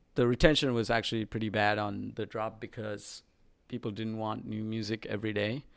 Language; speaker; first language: English; non-native, local second language; Sinhala